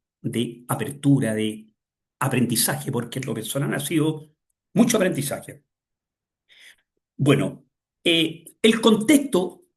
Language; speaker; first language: Spanish; native; Spanish